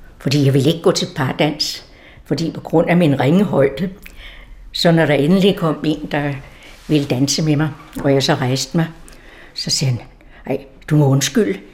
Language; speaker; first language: Danish; native; Danish